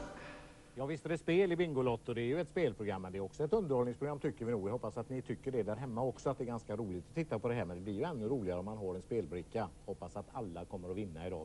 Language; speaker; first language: Swedish; native; Swedish